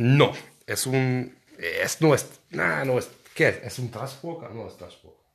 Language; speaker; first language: Spanish; non-native, learner; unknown